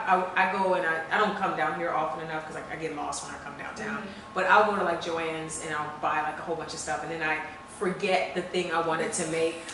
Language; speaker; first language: English; native; English